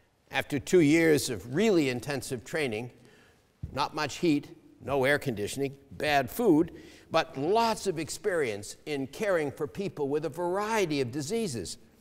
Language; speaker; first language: English; native; English